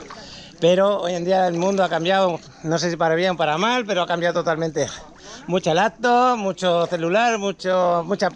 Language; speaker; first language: Spanish; native; Spanish